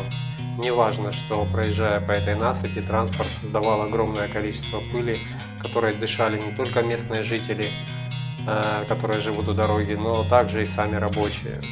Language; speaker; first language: Russian; native; Russian